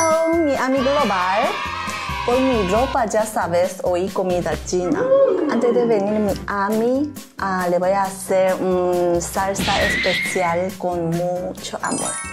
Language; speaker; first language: Spanish; non-native, learner; Korean